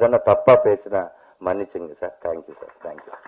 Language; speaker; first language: Tamil; non-native, learner; Telugu